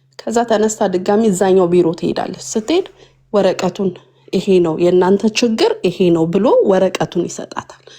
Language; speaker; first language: Amharic; native; Amharic